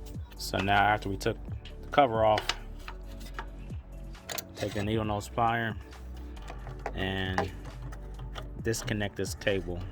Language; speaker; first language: English; native; English